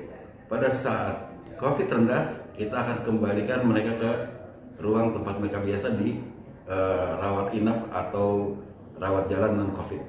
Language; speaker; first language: Indonesian; native; Indonesian